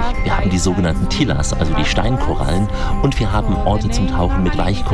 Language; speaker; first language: German; native; German